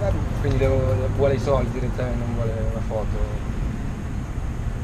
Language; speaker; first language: Italian; native; Italian